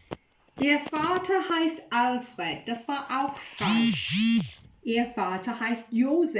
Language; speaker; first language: German; non-native, fluent; English